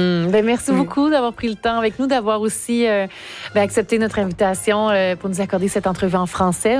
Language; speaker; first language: French; native; French